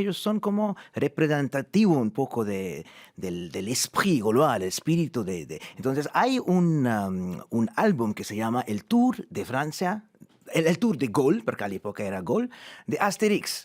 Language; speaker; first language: Spanish; non-native, fluent; French